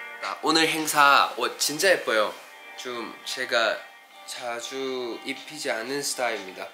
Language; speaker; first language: Korean; non-native, fluent; Thai